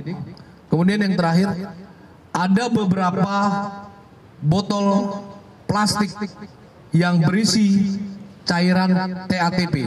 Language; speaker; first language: Indonesian; native; Indonesian